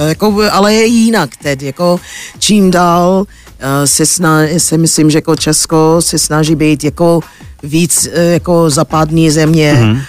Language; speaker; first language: Czech; non-native, fluent; English